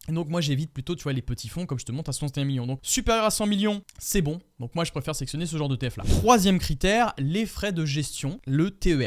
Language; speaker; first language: French; native; French